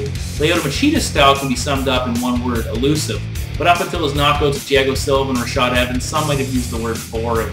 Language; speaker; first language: English; native; English